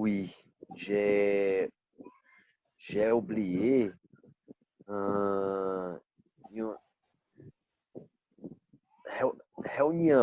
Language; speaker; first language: French; non-native, learner; Portuguese